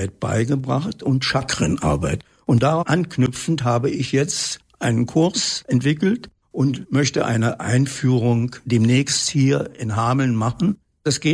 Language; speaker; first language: German; native; German